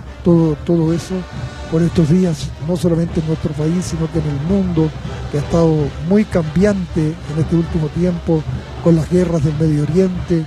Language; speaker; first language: Spanish; native; Spanish